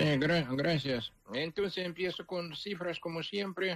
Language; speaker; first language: Spanish; non-native, fluent; Ukrainian